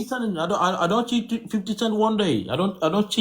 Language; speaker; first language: English; non-native, learner; French